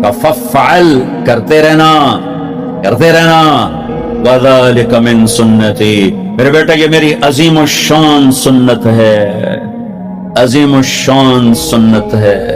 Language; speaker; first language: Hindi; non-native, local second language; Punjabi